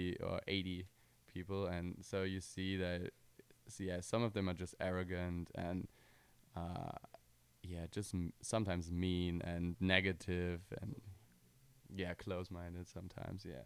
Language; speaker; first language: English; non-native, fluent; German